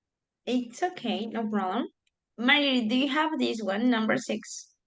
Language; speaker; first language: English; non-native, fluent; Spanish